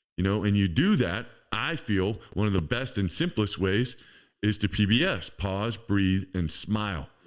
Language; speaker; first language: English; native; English